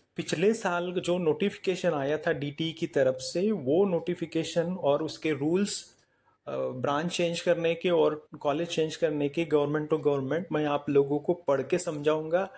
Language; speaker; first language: Hindi; non-native, local second language; Marathi